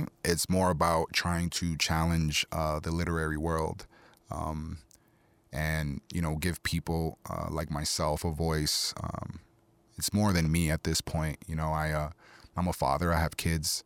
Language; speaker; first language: English; early bilingual, other home language; Spanish